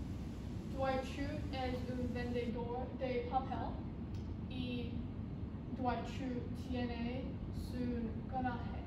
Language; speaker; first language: Spanish; non-native, learner; English